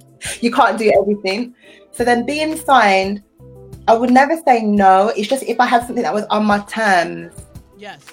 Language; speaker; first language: English; native; English